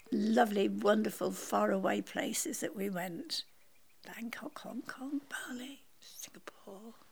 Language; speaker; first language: English; native; English